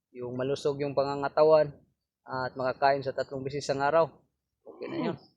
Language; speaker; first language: Filipino; non-native, local second language; Cebuano